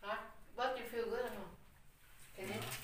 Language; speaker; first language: English; non-native, learner; Vietnamese